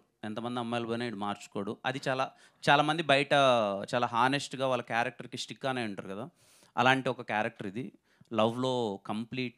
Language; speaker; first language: Telugu; native; Telugu